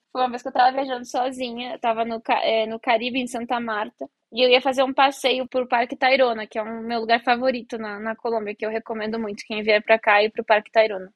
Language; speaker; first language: Portuguese; native; Portuguese